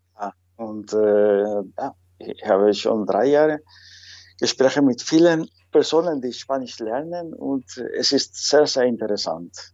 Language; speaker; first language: German; non-native, fluent; Spanish